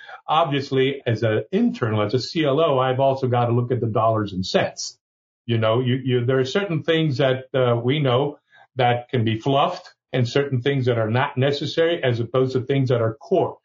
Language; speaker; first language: English; early bilingual, other home language; Spanish